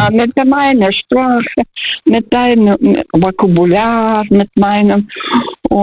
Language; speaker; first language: German; early bilingual, heritage; Russian